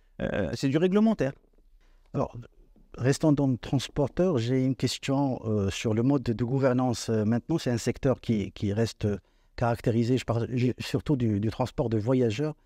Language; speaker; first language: French; non-native, local second language; Arabic